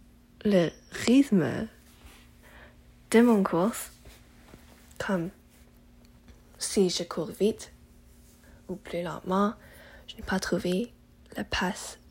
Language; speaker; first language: French; non-native, learner; English